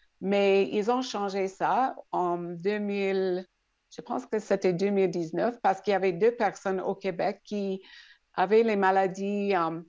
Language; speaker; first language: French; non-native, local second language; English